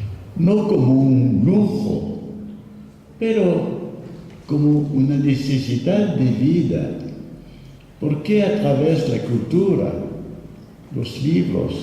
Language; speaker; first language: Spanish; non-native, fluent; French